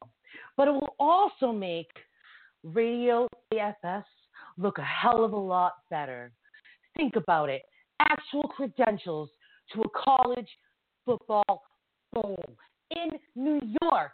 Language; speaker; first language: English; native; English